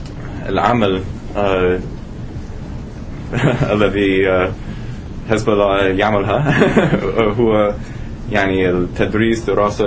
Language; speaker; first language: Arabic; non-native, learner; English